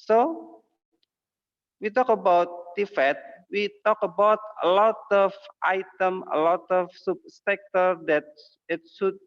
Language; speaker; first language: English; non-native, learner; Indonesian